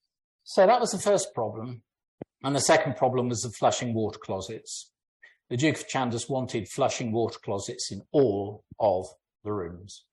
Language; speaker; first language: English; native; English